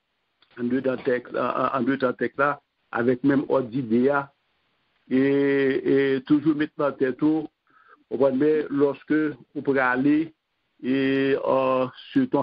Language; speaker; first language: French; non-native, local second language; Haitian Creole